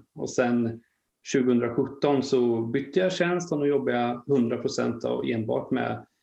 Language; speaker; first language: Swedish; native; Swedish